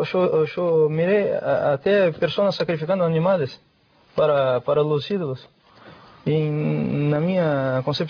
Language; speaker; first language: Spanish; non-native, fluent; Portuguese